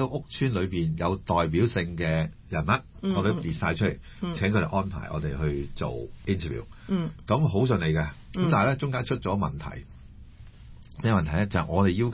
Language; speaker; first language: Cantonese; native; Cantonese